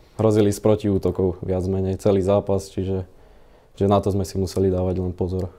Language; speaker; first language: Slovak; native; Slovak